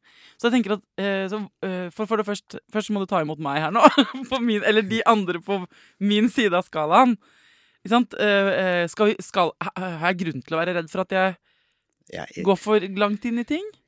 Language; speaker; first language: Norwegian; native; Norwegian